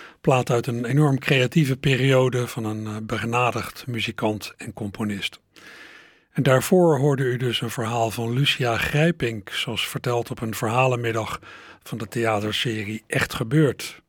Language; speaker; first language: Dutch; native; Dutch